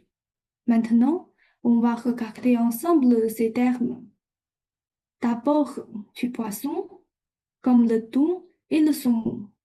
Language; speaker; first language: French; non-native, fluent; Chinese